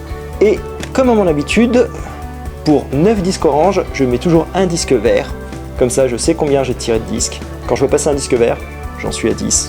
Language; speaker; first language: French; native; French